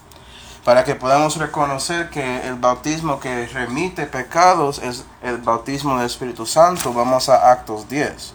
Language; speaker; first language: Spanish; non-native, fluent; English